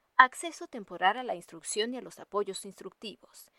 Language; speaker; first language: Spanish; native; Spanish